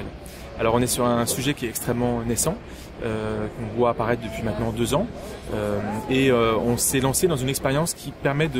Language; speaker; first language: French; native; French